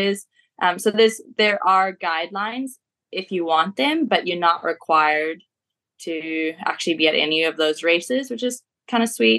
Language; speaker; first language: English; native; English